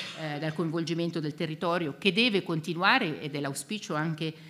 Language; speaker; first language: Italian; native; Italian